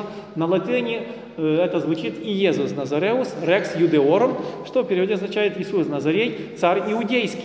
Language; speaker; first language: Russian; native; Russian